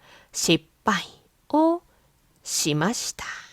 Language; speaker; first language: Japanese; non-native, fluent; Korean